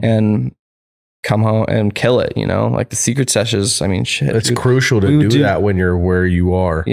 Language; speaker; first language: English; native; English